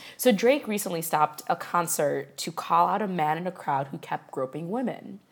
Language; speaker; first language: English; early bilingual, other home language; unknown